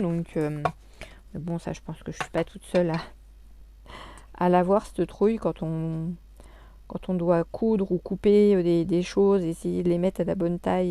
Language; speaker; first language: French; native; French